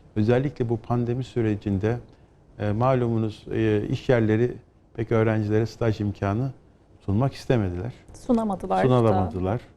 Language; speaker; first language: Turkish; native; Turkish